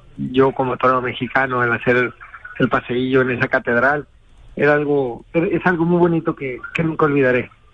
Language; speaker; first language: Spanish; native; Spanish